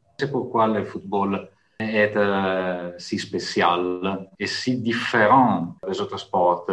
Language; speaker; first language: French; non-native, fluent; Italian